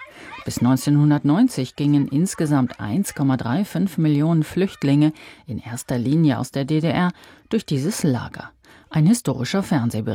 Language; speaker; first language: German; native; German